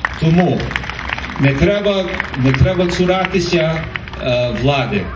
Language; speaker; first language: Ukrainian; early bilingual, heritage; Ukrainian